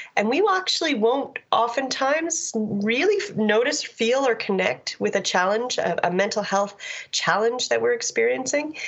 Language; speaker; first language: English; native; English